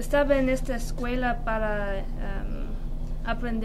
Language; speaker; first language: Spanish; non-native, fluent; English